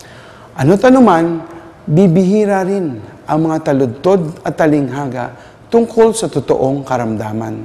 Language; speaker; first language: Filipino; native; Filipino